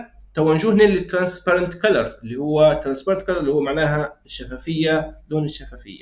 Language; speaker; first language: Arabic; native; Arabic